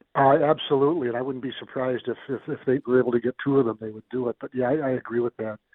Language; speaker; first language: English; native; English